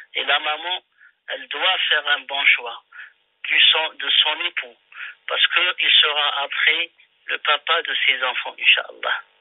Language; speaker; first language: French; non-native, local second language; Arabic